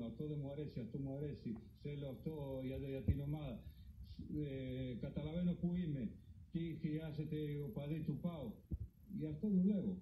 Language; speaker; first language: Greek; non-native, learner; Spanish